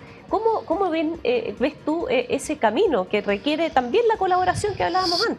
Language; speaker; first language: Spanish; native; Spanish